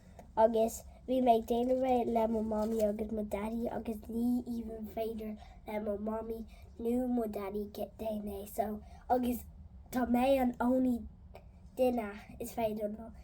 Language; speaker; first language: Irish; non-native, learner; English